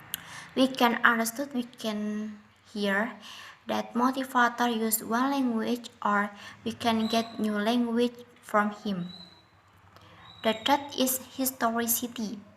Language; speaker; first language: English; non-native, learner; Indonesian